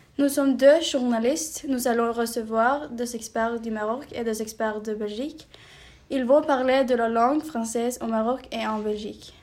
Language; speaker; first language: French; non-native, learner; Norwegian